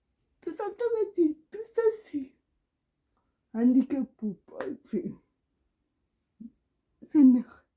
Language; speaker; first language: French; non-native, learner; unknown